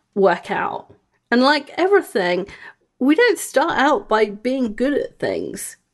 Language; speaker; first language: English; native; English